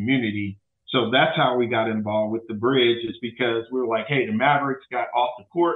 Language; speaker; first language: English; native; English